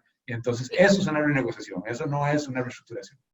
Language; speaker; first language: Spanish; native; Spanish